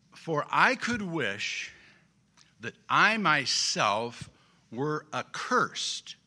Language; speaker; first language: English; native; English